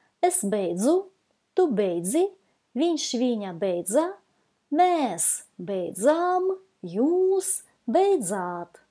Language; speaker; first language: Latvian; non-native, local second language; Russian